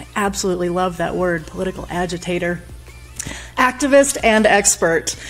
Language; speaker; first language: English; native; English